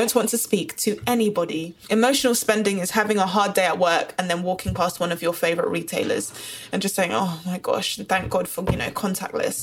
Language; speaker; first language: English; native; English